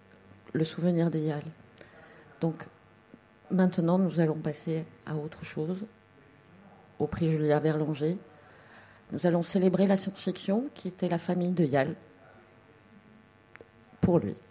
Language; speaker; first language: French; native; French